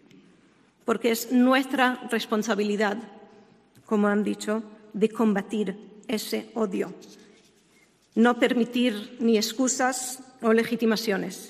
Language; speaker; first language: Spanish; non-native, fluent; Hebrew